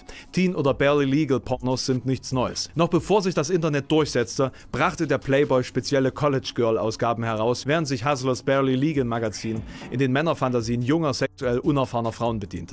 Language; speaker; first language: German; native; German